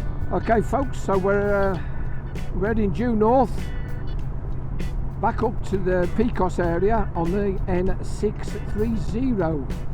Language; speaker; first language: English; native; English